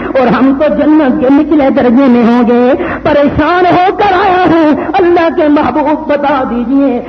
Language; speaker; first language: Urdu; non-native, local second language; Punjabi